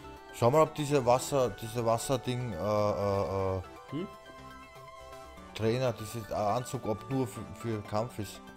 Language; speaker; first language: German; native; German